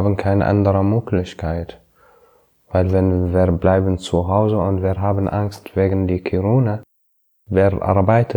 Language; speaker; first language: German; non-native, learner; Arabic